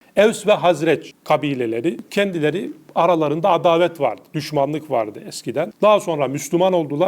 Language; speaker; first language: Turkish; native; Turkish